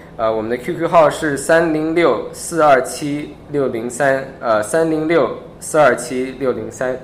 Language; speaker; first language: Chinese; early bilingual, heritage; Chinese